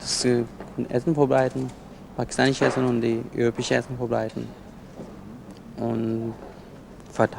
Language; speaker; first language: German; non-native, learner; Urdu